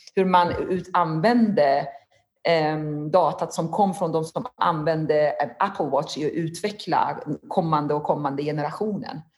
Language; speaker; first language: Swedish; non-native, fluent; Persian